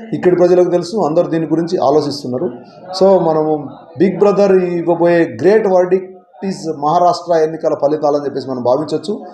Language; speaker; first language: Telugu; native; Telugu